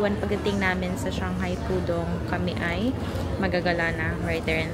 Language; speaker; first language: Filipino; native; Filipino